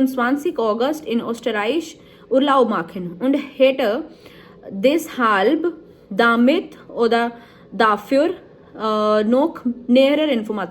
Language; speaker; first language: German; non-native, learner; Punjabi